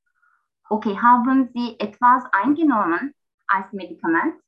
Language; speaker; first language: German; non-native, learner; Turkish